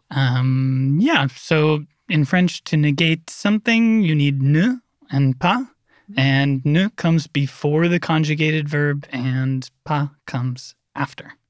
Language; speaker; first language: English; native; English